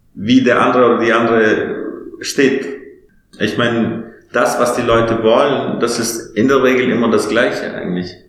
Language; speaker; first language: German; non-native, fluent; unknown